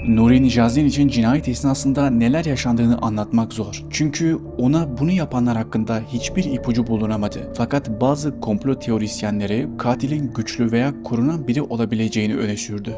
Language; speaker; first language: Turkish; native; Turkish